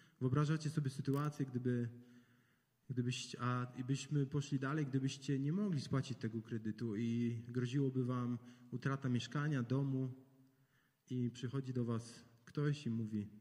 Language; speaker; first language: Polish; native; Polish